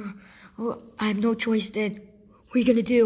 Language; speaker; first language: English; native; English